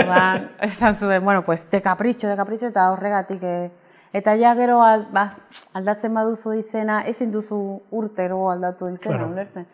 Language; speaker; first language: Basque; non-native, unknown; Spanish